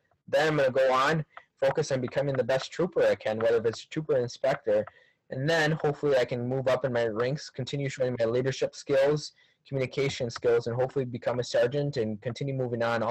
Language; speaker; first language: English; early bilingual, other home language; Spanish